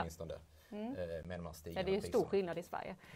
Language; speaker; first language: Swedish; native; Swedish